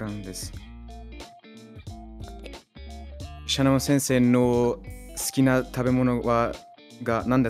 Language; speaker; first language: Japanese; non-native, learner; German